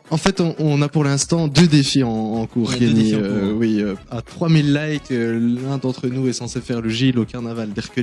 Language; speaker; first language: French; native; French